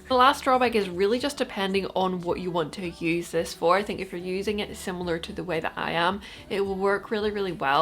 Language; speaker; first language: English; native; English